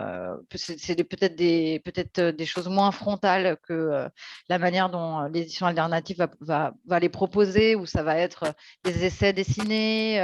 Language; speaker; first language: French; native; French